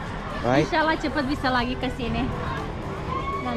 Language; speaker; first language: Indonesian; non-native, learner; English